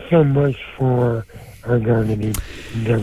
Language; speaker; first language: English; native; English